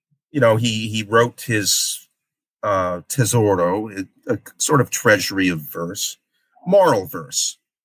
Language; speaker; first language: English; native; English